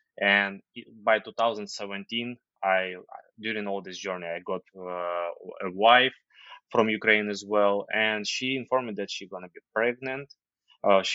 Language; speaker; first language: English; non-native, fluent; Ukrainian